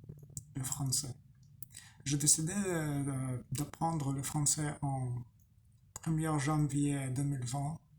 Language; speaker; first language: French; non-native, learner; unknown